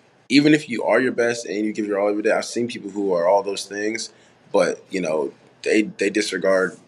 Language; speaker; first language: English; native; English